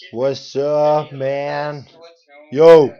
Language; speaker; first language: English; non-native, learner; Danish